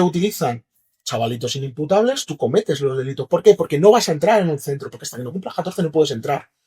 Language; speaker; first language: Spanish; native; Spanish